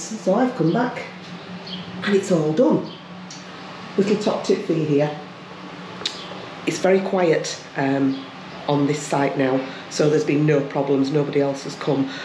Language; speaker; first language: English; native; English